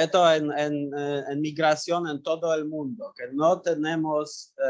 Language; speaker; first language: Spanish; non-native, learner; Polish